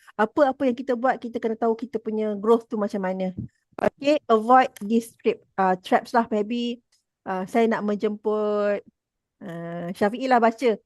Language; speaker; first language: Malay; native; Malay